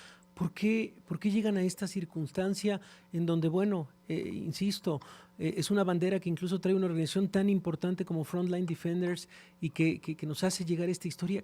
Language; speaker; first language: Spanish; native; Spanish